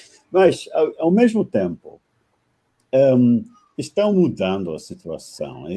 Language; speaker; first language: Portuguese; non-native, fluent; English